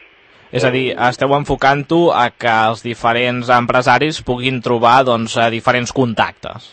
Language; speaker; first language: Catalan; native; Catalan